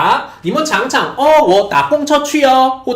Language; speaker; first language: Chinese; non-native, fluent; Korean